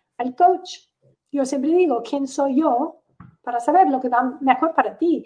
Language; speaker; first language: Spanish; non-native, fluent; English